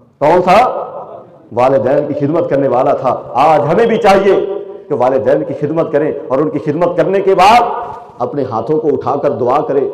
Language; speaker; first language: Urdu; non-native, local second language; Punjabi